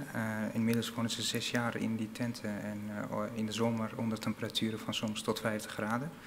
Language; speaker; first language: Dutch; non-native, fluent; Arabic